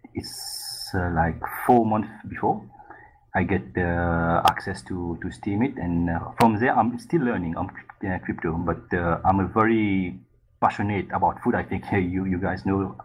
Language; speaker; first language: English; non-native, fluent; Morisyen